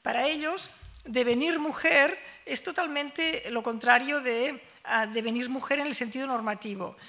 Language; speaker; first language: Spanish; non-native, local second language; Catalan